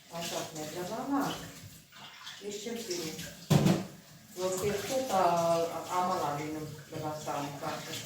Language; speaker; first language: Armenian; native; Armenian